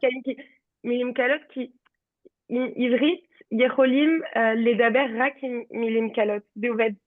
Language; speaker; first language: Hebrew; non-native, learner; French